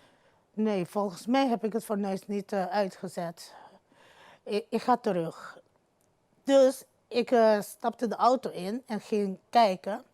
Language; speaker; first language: Dutch; non-native, local second language; Papiamento